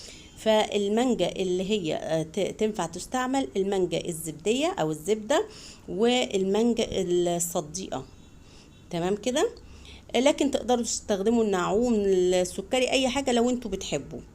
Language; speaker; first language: Arabic; native; Arabic